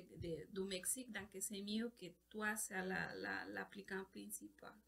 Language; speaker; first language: French; non-native, learner; Spanish